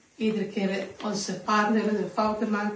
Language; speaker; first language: Dutch; non-native, learner; Indonesian